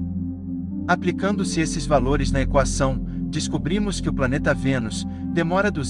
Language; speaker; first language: Portuguese; native; Portuguese